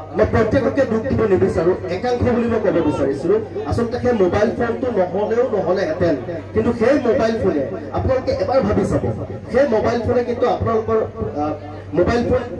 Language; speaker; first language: Assamese; non-native, local second language; Sylheti